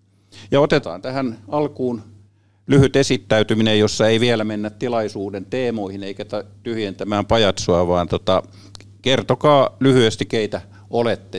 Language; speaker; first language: Finnish; native; Finnish